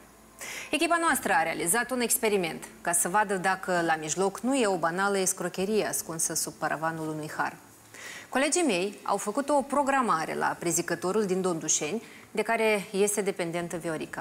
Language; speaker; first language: Romanian; native; Romanian